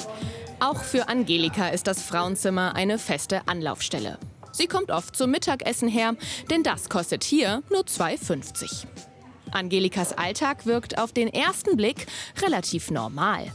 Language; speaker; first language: German; native; German